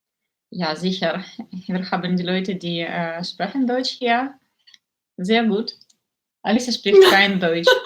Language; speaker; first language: German; non-native, learner; Russian